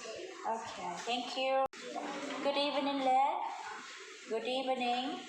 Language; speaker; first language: English; non-native, fluent; Vietnamese